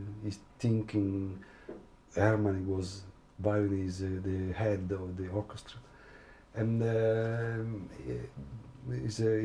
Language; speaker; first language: English; non-native, learner; Italian